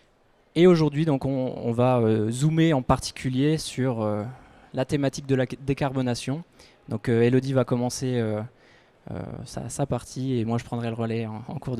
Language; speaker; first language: French; native; French